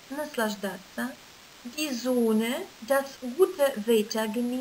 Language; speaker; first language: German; non-native, fluent; Russian